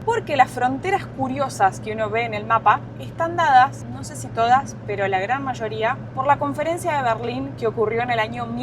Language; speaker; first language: Spanish; native; Spanish